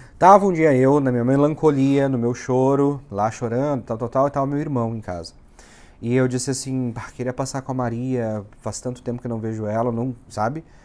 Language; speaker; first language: Portuguese; native; Portuguese